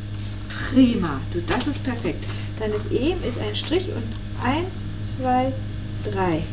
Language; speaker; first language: German; native; German